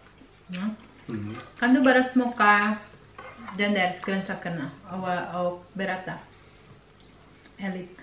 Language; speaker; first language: Swedish; non-native, learner; Indonesian